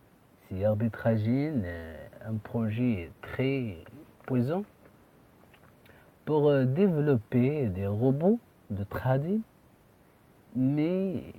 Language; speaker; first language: French; non-native, fluent; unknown